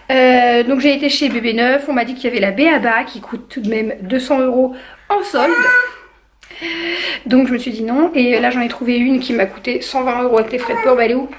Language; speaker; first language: French; native; French